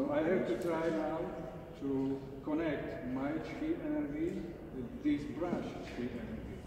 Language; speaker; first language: English; non-native, learner; Slovak